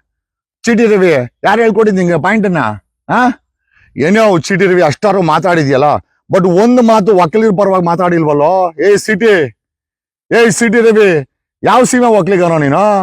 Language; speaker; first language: Kannada; native; Kannada